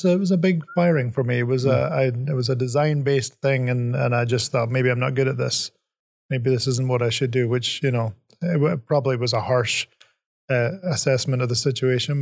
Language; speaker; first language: English; native; English